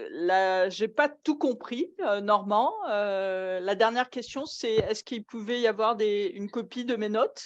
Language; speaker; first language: French; native; French